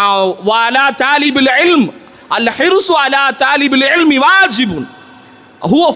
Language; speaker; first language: Arabic; non-native, fluent; Tamil